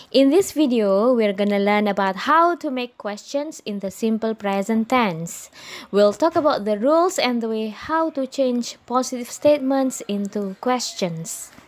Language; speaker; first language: English; non-native, fluent; Indonesian